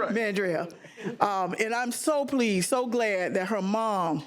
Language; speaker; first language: English; native; English